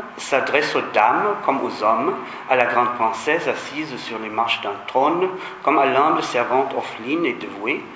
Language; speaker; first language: French; non-native, fluent; German